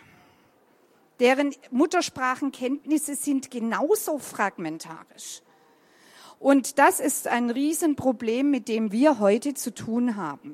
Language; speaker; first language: German; native; German